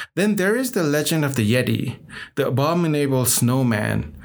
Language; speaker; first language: English; non-native, local second language; Nepali